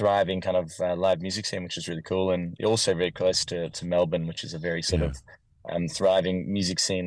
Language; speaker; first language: English; native; English